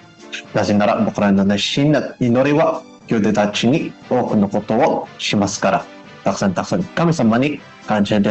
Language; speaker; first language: Japanese; non-native, learner; Filipino